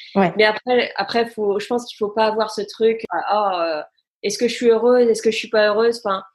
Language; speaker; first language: French; native; French